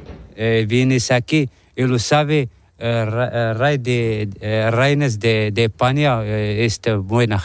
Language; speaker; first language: Spanish; non-native, learner; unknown